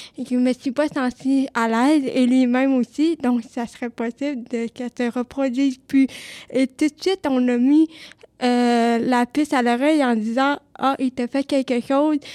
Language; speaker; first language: French; native; French